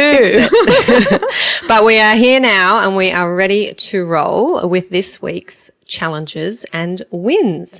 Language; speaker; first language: English; native; English